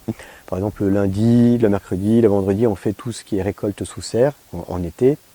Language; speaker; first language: French; native; French